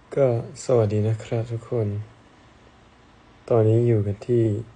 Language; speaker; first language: Thai; native; Thai